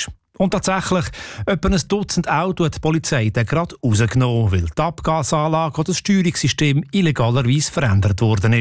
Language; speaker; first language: German; native; German